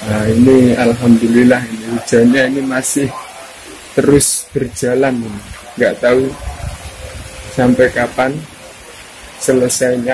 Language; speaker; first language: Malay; non-native, local second language; Javanese